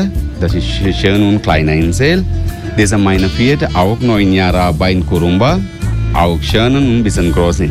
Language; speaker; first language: German; non-native, learner; Sinhala